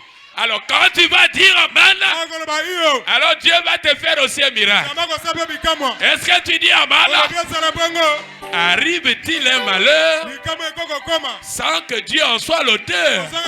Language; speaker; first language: French; non-native, local second language; Lingala